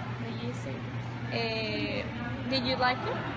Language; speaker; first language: English; non-native, learner; Spanish